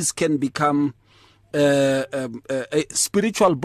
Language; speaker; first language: English; non-native, local second language; Northern Sotho